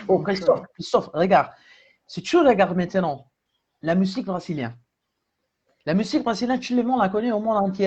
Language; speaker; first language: French; non-native, fluent; Spanish